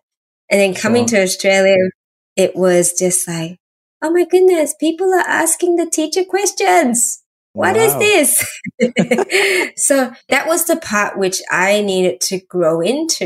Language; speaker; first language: English; native; English